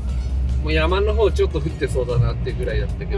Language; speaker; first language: Japanese; native; Japanese